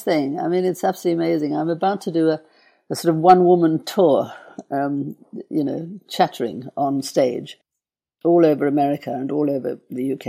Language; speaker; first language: English; native; English